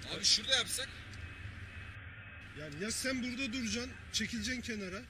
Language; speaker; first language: Turkish; native; Turkish